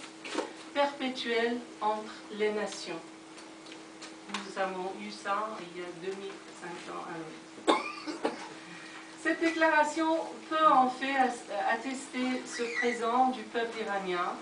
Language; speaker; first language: French; non-native, fluent; Persian